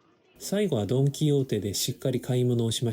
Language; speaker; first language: Japanese; non-native, learner; Korean